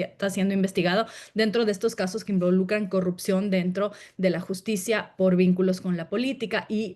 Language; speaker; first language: Spanish; native; Spanish